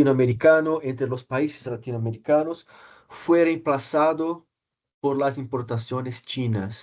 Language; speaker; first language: Spanish; non-native, fluent; Portuguese